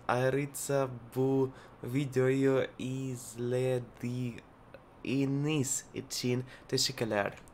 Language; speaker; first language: Turkish; non-native, learner; Russian